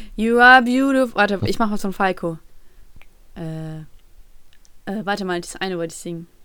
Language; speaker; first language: German; early bilingual, other home language; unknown